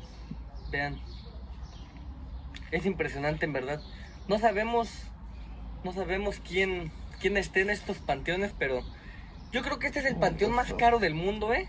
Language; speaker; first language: Spanish; native; Spanish